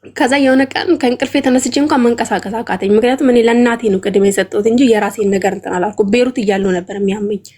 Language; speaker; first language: Amharic; non-native, local second language; Oromo